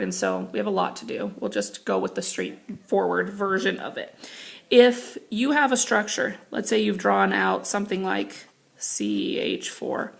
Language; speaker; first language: English; native; English